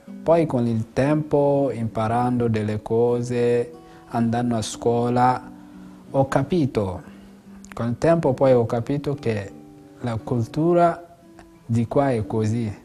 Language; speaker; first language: Italian; non-native, fluent; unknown